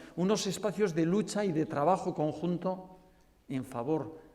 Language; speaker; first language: Spanish; non-native, local second language; Basque